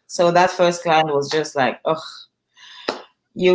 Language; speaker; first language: English; non-native, local second language; French